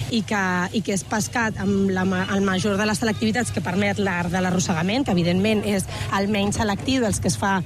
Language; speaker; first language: Catalan; native; Catalan